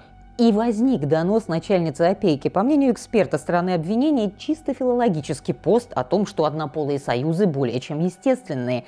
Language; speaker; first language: Russian; native; Russian